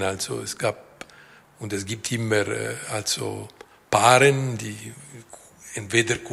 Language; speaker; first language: German; non-native, local second language; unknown